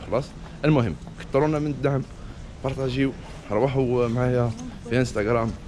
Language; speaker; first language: Arabic; native; Arabic